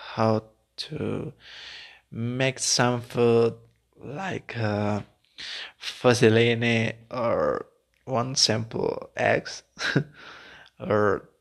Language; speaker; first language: English; non-native, learner; Spanish